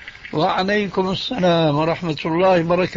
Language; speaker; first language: Arabic; early bilingual, other home language; Albanian